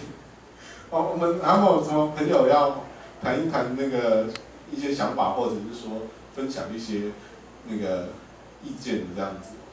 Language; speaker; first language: Chinese; native; Chinese